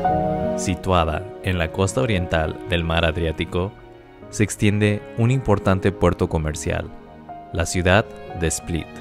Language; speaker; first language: Spanish; native; Spanish